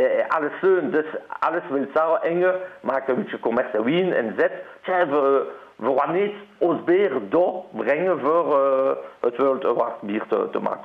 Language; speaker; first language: German; non-native, learner; Dutch